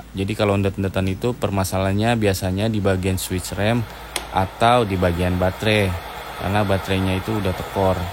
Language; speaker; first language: Indonesian; native; Indonesian